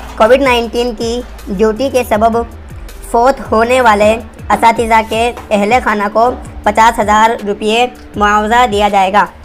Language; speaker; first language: Urdu; native; Urdu